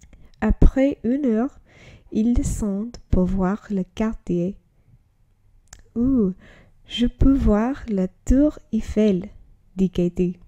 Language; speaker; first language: French; non-native, learner; English